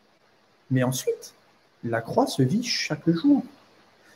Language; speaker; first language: French; native; French